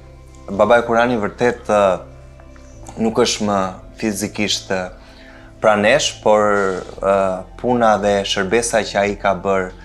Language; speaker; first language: Albanian; native; Albanian